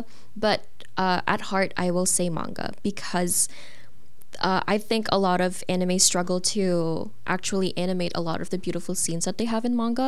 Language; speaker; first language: English; non-native, local second language; Filipino